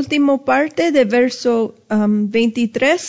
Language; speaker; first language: Spanish; early bilingual, heritage; Spanish